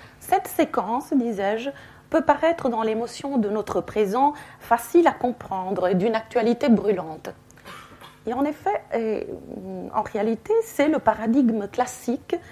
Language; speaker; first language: French; non-native, fluent; Italian